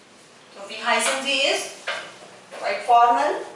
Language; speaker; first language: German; non-native, fluent; Hindi